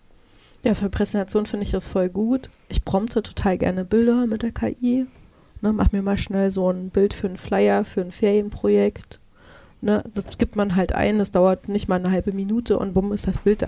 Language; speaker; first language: German; native; German